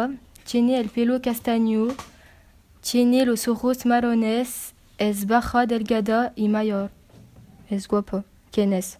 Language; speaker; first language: Spanish; non-native, learner; French